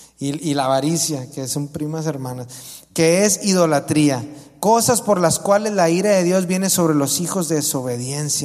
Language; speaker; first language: Spanish; native; Spanish